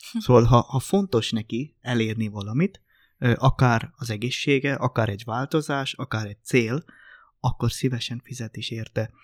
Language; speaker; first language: Hungarian; non-native, fluent; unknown